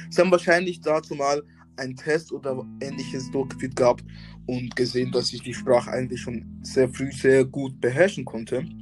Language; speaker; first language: German; early bilingual, other home language; English